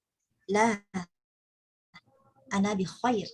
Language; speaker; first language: Arabic; non-native, learner; Indonesian